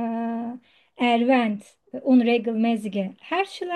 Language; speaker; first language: German; non-native, learner; Turkish